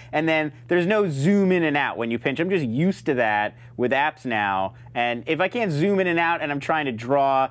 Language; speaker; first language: English; native; English